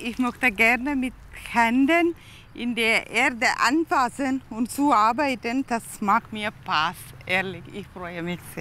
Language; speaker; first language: German; non-native, learner; Tamil